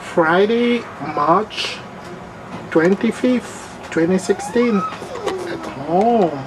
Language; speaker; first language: English; non-native, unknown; Lingala